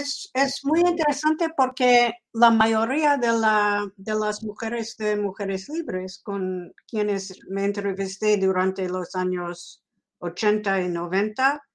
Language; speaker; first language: Spanish; non-native, fluent; English